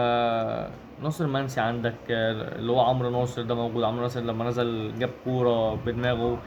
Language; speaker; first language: Arabic; native; Arabic